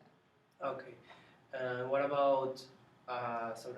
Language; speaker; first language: English; non-native, learner; Spanish